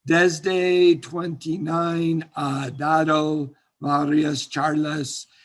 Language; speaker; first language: Spanish; non-native, learner; English